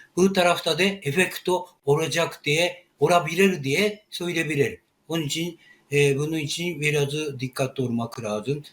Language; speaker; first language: Turkish; non-native, learner; Japanese